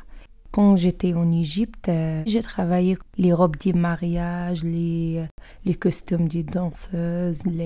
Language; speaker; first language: French; non-native, learner; Arabic